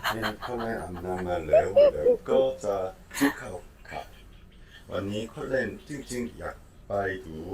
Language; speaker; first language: Thai; non-native, learner; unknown